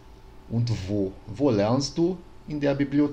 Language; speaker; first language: German; non-native, fluent; Portuguese